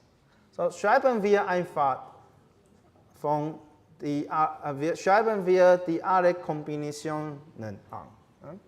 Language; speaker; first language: German; non-native, learner; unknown